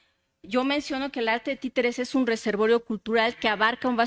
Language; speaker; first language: Spanish; native; Spanish